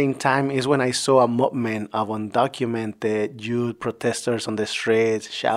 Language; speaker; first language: English; non-native, fluent; Spanish